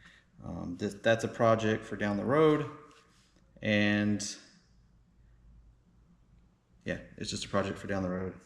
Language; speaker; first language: English; native; English